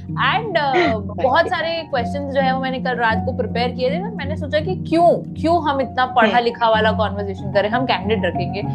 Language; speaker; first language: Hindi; native; Hindi